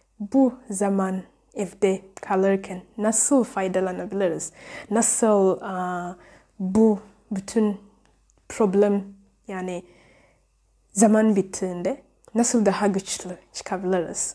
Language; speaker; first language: Turkish; non-native, learner; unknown